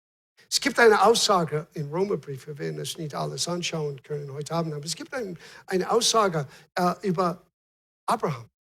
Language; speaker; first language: German; non-native, fluent; English